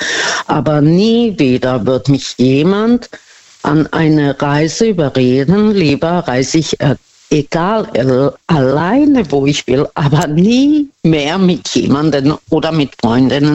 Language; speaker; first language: German; non-native, fluent; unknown